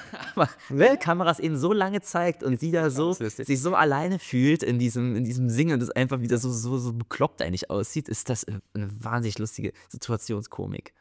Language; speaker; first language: German; native; German